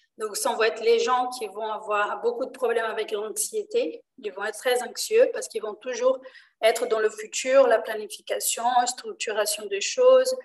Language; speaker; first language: French; non-native, fluent; Portuguese